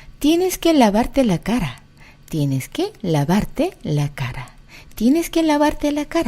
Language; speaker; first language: Spanish; non-native, fluent; Korean